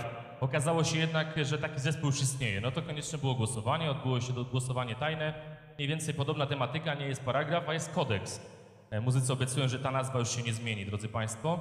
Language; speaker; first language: Polish; native; Polish